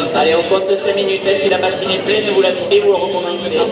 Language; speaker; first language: French; native; French